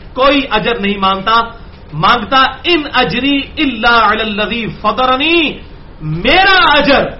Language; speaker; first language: Urdu; non-native, local second language; Punjabi